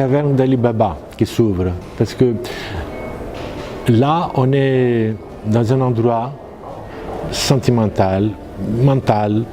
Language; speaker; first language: French; non-native, fluent; Greek